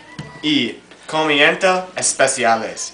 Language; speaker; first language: Spanish; non-native, learner; English